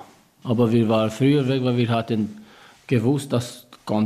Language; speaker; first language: German; non-native, learner; Serbian